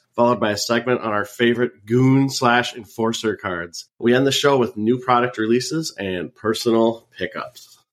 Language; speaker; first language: English; native; English